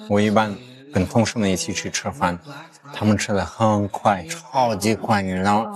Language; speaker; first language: Chinese; non-native, fluent; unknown